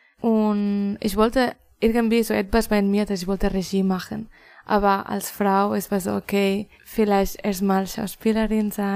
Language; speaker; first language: German; non-native, fluent; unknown